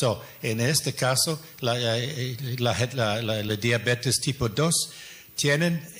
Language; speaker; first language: Spanish; non-native, fluent; English